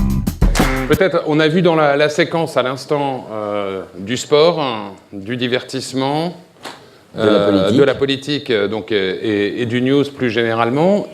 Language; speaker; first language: French; native; French